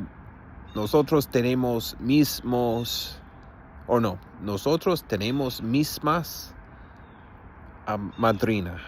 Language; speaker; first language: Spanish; non-native, learner; English